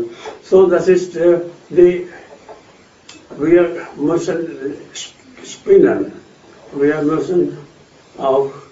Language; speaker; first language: German; non-native, fluent; Hindi